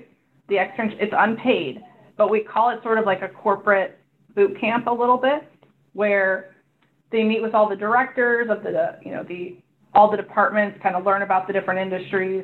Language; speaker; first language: English; native; English